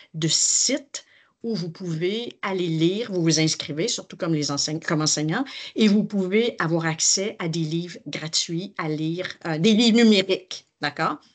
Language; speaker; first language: French; native; French